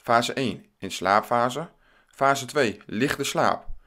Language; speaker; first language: Dutch; native; Dutch